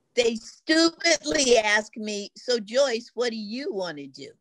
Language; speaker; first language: English; native; English